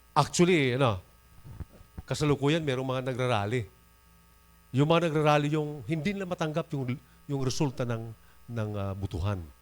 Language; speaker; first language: Filipino; non-native, local second language; Masbatenyo